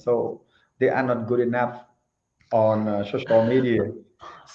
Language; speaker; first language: English; non-native, learner; Khmer